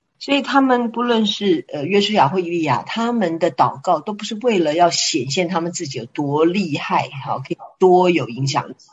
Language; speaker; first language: Chinese; native; Chinese